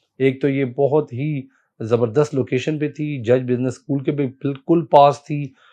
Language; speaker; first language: Urdu; native; Urdu